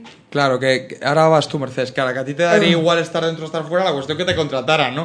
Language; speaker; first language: Spanish; native; Spanish